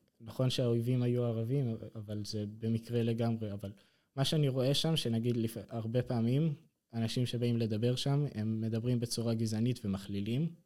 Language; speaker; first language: Hebrew; non-native, local second language; Arabic